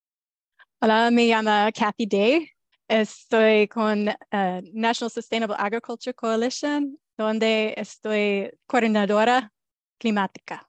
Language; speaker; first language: Spanish; non-native, fluent; English